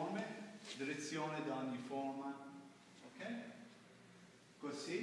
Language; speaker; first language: Italian; non-native, learner; English